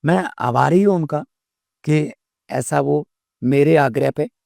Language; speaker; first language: Hindi; non-native, local second language; Punjabi